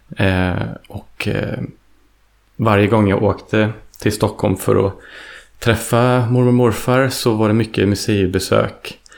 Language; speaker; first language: Swedish; early bilingual, heritage; Swedish